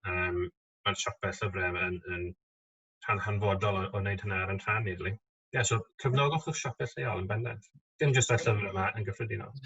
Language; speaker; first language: Welsh; native; Welsh